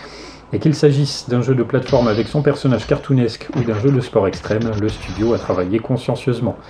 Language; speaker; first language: French; native; French